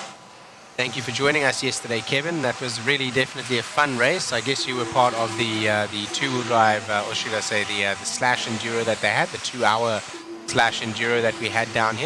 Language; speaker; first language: English; native; English